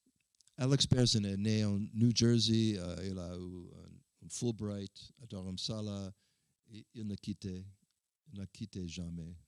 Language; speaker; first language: French; non-native, learner; English